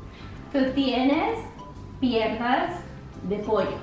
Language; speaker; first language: Spanish; early bilingual, heritage; Spanish